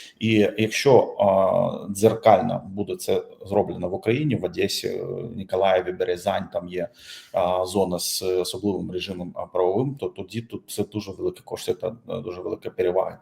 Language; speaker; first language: Ukrainian; non-native, fluent; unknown